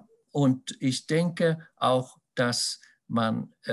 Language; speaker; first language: German; non-native, fluent; Swedish